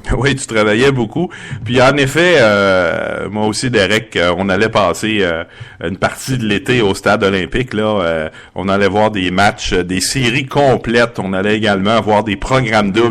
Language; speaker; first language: French; native; French